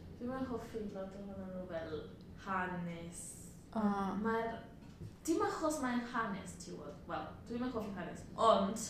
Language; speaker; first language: Welsh; non-native, learner; Spanish